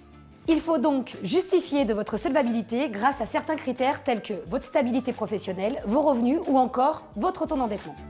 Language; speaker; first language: French; native; French